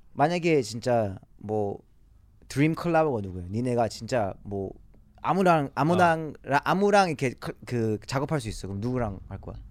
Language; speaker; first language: Korean; early bilingual, other home language; English